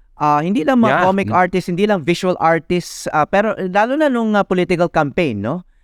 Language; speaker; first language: Filipino; native; Filipino